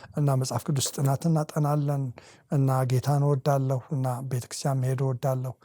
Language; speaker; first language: Amharic; native; Amharic